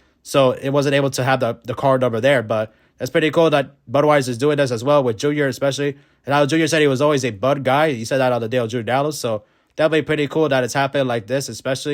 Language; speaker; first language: English; native; English